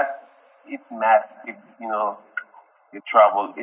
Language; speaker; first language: English; non-native, fluent; Persian